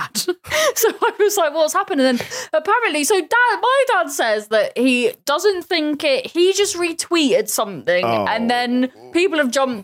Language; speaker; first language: English; native; English